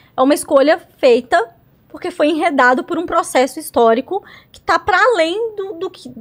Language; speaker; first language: Portuguese; native; Portuguese